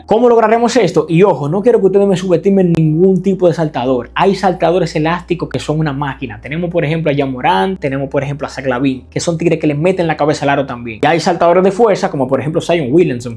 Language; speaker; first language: Spanish; native; Spanish